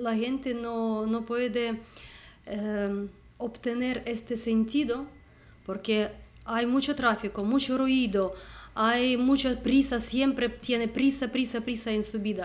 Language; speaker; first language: Spanish; non-native, learner; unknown